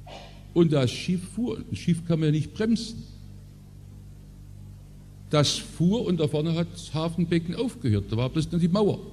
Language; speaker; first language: German; native; German